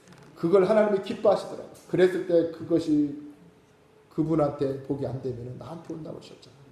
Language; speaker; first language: Korean; native; Korean